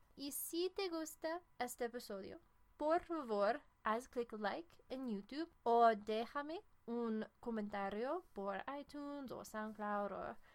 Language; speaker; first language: Spanish; non-native, fluent; English